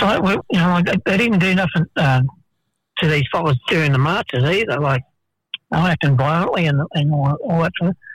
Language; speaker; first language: English; native; English